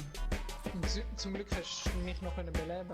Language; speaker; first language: German; native; German